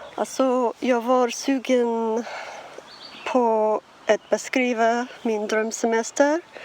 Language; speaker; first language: Swedish; non-native, learner; English